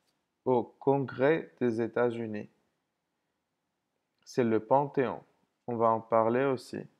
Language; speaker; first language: French; non-native, fluent; English